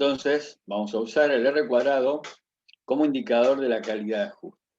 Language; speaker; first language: Spanish; native; Spanish